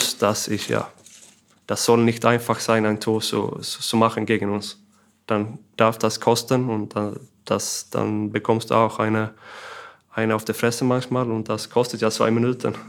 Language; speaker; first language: German; non-native, fluent; Swedish